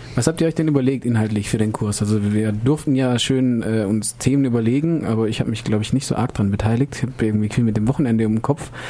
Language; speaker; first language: German; native; German